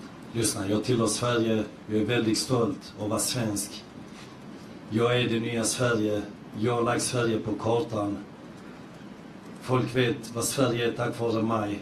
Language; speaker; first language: Swedish; early bilingual, other home language; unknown